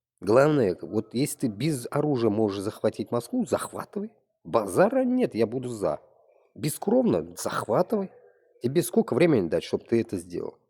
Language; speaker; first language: Russian; non-native, local second language; Tatar